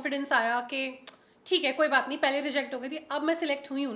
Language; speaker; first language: Hindi; native; Hindi